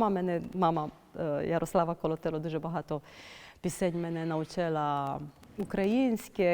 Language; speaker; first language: Ukrainian; early bilingual, heritage; Ukrainian